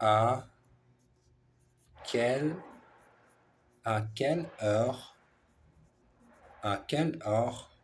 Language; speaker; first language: French; non-native, learner; Portuguese